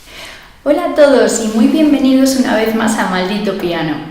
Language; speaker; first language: Spanish; native; Spanish